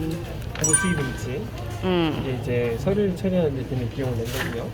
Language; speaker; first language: Korean; native; Korean